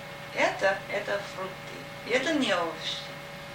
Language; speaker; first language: Russian; non-native, fluent; English